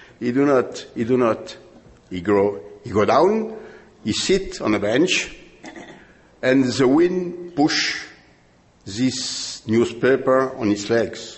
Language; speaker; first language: English; non-native, learner; French